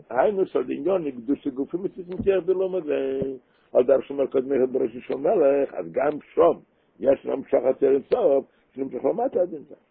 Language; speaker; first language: Hebrew; non-native, local second language; Yiddish